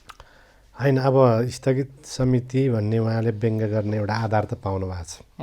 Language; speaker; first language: Nepali; native; Nepali